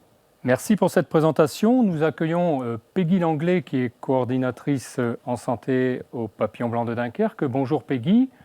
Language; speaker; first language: French; native; French